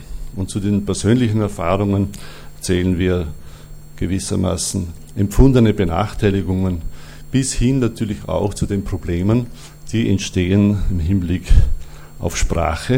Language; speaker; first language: German; native; German